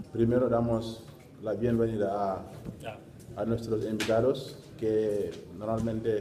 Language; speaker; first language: Spanish; non-native, fluent; Wolof